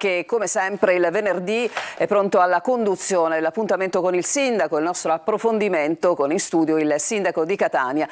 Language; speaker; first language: Italian; native; Italian